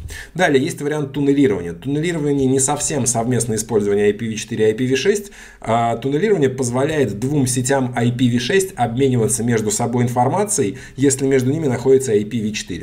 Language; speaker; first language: Russian; native; Russian